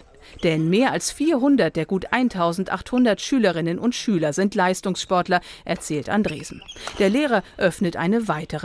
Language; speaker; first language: German; native; German